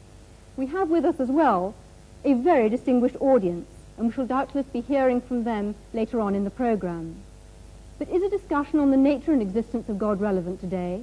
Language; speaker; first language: English; native; English